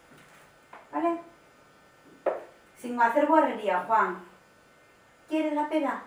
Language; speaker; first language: Spanish; native; Spanish